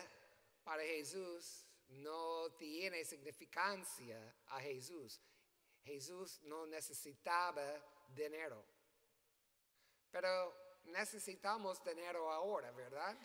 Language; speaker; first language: Spanish; non-native, learner; English